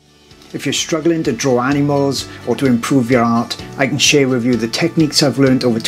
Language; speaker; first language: English; native; English